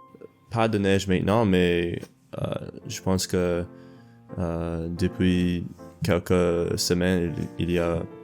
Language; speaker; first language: French; non-native, learner; English